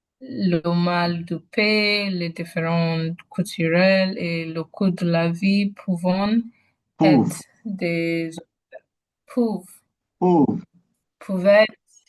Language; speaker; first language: French; non-native, learner; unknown